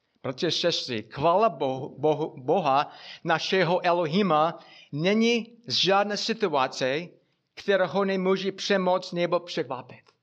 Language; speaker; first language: Czech; non-native, fluent; English